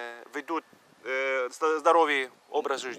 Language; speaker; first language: Russian; non-native, fluent; Greek